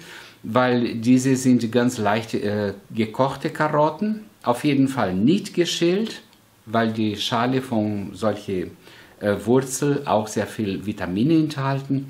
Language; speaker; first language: German; non-native, fluent; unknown